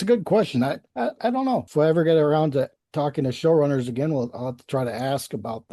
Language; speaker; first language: English; native; English